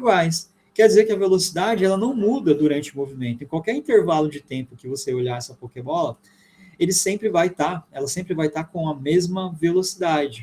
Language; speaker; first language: Portuguese; native; Portuguese